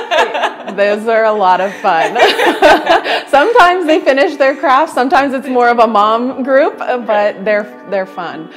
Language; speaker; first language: English; native; English